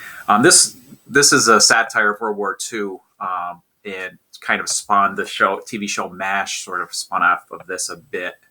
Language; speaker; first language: English; native; English